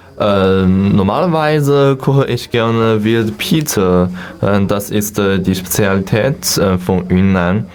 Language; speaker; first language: German; non-native, learner; Chinese